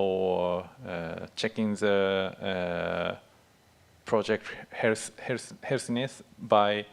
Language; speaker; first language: English; non-native, fluent; Japanese